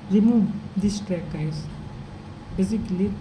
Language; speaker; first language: English; non-native, learner; Hindi